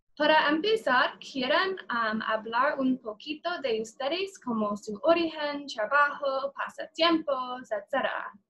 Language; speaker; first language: Spanish; non-native, learner; English